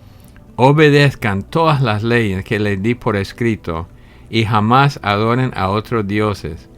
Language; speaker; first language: Spanish; native; Spanish